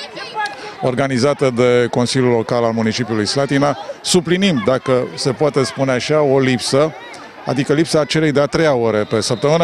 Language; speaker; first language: Romanian; native; Romanian